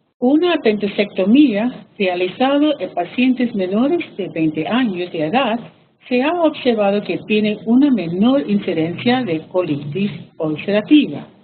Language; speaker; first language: Spanish; early bilingual, heritage; Spanish